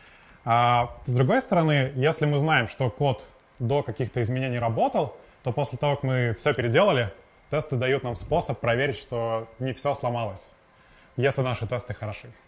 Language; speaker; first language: Russian; native; Russian